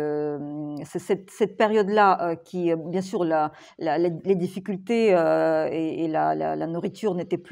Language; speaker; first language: French; non-native, fluent; Ukrainian